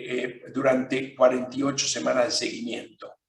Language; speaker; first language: Spanish; non-native, fluent; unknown